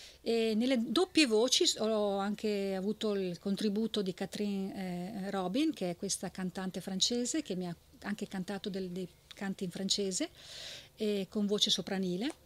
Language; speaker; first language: Italian; native; Italian